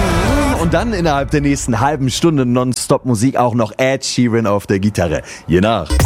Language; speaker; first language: German; native; German